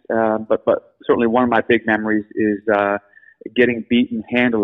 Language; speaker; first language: English; native; English